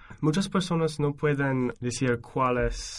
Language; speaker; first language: Spanish; non-native, fluent; English